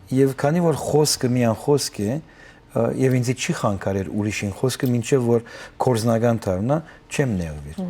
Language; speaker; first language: Armenian; early bilingual, heritage; Armenian